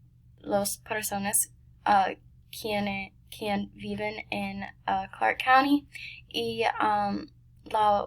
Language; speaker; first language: Spanish; non-native, learner; English